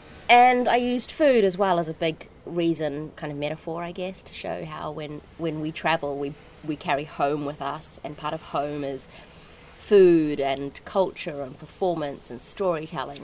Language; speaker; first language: English; native; English